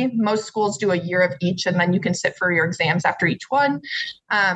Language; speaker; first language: English; native; English